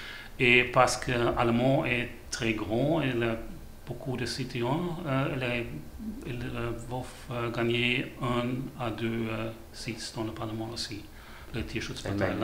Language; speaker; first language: French; non-native, learner; German